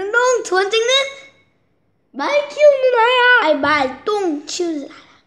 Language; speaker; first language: Korean; early bilingual, heritage; Korean